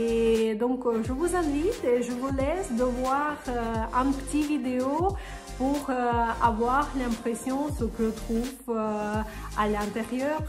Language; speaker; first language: French; non-native, fluent; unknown